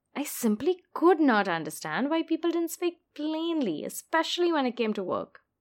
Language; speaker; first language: English; non-native, local second language; Hindi